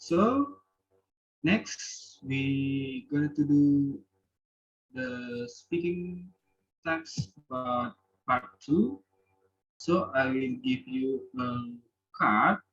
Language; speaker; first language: English; non-native, learner; Indonesian